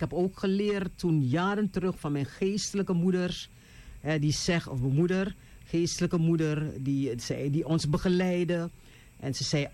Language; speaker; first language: Dutch; native; Dutch